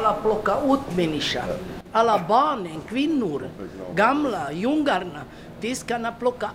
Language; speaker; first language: Swedish; non-native, learner; Romany